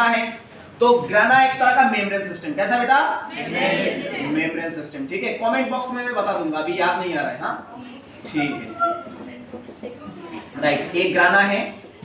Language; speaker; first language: Hindi; non-native, local second language; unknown